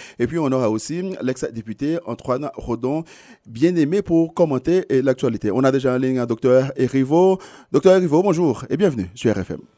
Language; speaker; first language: French; non-native, local second language; Haitian Creole